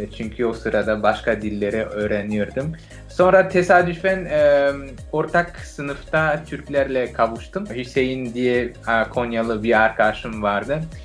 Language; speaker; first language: Turkish; non-native, fluent; French